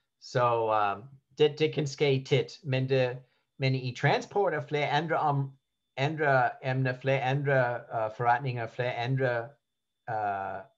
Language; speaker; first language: Danish; non-native, learner; English